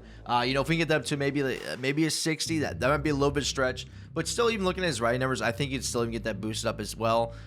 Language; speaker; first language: English; native; English